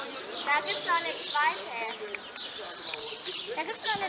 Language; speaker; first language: German; native; German